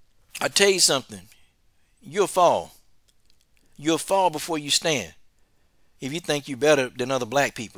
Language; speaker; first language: English; native; English